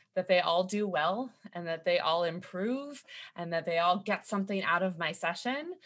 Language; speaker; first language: English; native; English